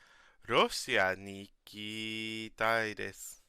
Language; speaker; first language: Japanese; non-native, learner; English